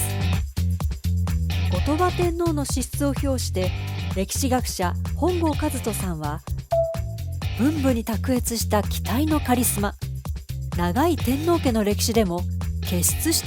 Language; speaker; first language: Japanese; native; Japanese